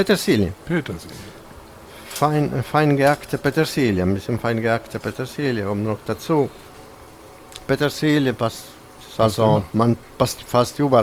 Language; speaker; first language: German; non-native, fluent; Italian